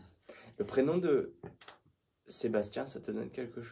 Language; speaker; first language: French; native; French